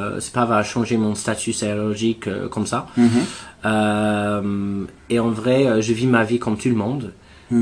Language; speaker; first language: French; non-native, learner; English